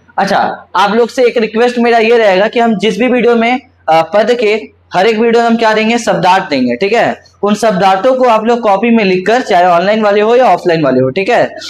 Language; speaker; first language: Hindi; native; Hindi